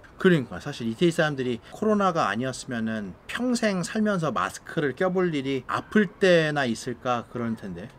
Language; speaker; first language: Korean; native; Korean